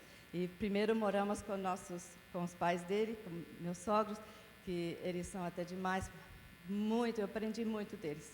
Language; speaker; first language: Portuguese; non-native, fluent; English